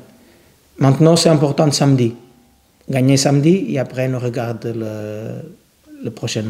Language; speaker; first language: French; non-native, learner; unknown